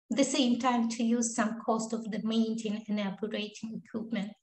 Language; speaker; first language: English; non-native, learner; Kazakh